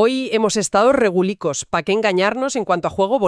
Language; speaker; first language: Spanish; native; Spanish